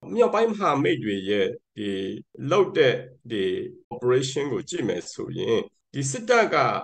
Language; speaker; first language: Burmese; non-native, local second language; Karen languages